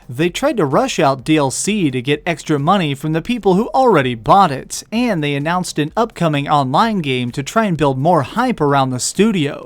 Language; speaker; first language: English; native; English